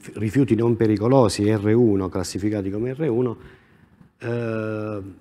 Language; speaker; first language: Italian; native; Italian